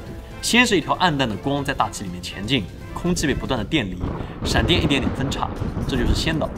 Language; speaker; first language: Chinese; native; Chinese